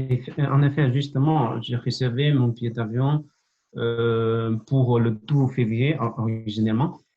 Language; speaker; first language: French; non-native, fluent; Chinese